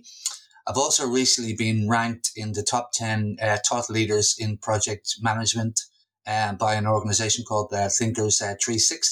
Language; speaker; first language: English; native; English